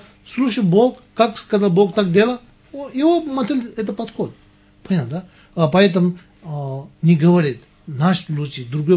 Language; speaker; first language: Russian; non-native, learner; Tibetan